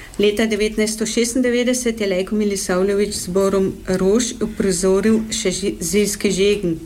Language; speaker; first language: Slovenian; native; Slovenian